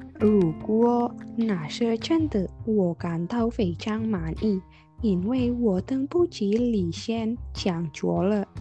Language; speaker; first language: Chinese; non-native, learner; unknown